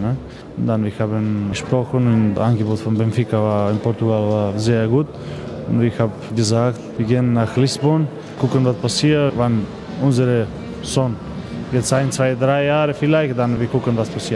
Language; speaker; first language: German; non-native, learner; Macedonian